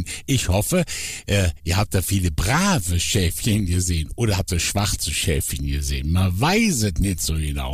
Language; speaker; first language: German; native; German